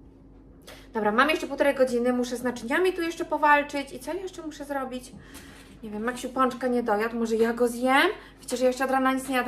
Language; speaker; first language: Polish; native; Polish